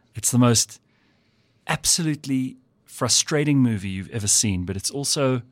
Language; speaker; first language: English; native; English